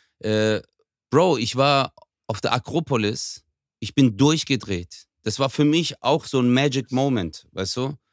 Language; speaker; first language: German; early bilingual, other home language; Turkish